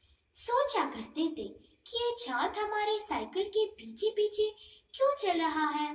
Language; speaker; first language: Hindi; non-native, local second language; Malayalam